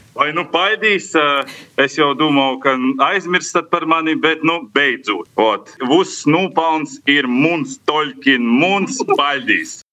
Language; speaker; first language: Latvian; native; Latvian